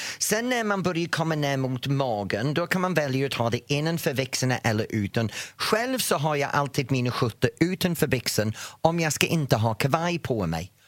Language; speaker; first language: Swedish; non-native, fluent; English